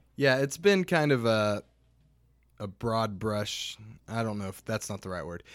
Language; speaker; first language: English; native; English